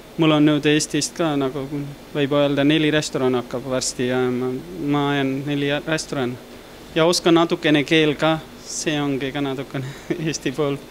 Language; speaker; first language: Estonian; non-native, learner; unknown